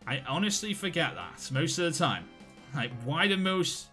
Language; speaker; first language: English; native; English